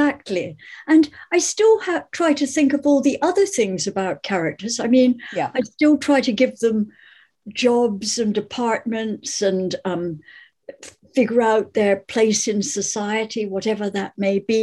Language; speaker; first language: English; native; English